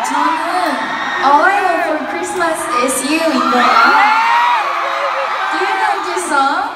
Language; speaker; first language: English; non-native, learner; Korean